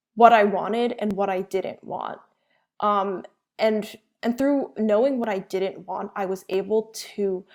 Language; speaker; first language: English; early bilingual, other home language; Chinese